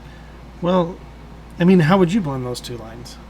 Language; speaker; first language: English; native; English